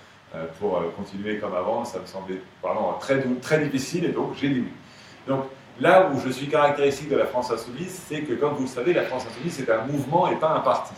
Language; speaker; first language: French; native; French